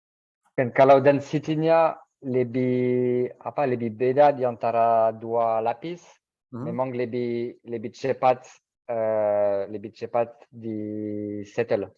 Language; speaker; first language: Indonesian; non-native, fluent; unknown